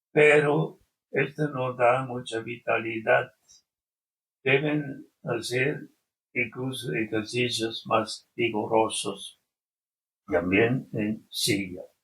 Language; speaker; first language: Spanish; non-native, fluent; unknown